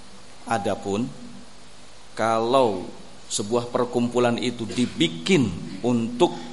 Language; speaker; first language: Indonesian; native; Indonesian